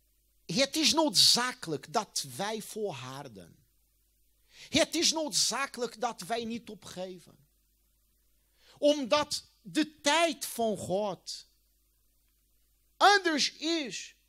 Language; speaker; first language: Dutch; non-native, fluent; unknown